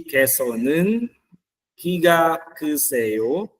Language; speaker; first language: Korean; non-native, fluent; Filipino